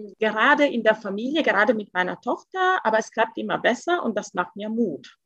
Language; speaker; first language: German; non-native, fluent; Italian